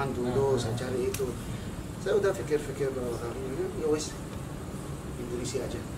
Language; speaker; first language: Indonesian; non-native, fluent; Arabic